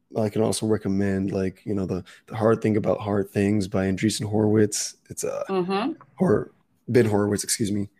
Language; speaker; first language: English; native; English